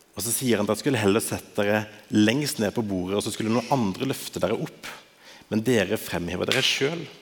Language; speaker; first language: Norwegian; native; Norwegian